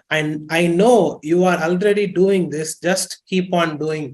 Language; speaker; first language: English; non-native, local second language; Tamil